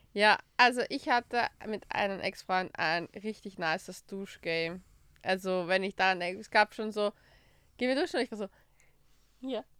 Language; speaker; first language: German; early bilingual, other home language; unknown